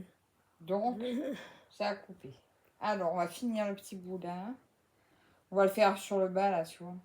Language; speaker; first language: French; native; French